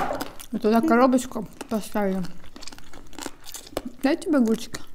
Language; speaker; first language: Russian; native; Russian